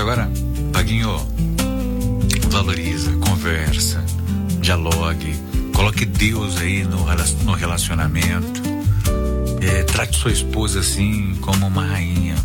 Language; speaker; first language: Portuguese; native; Portuguese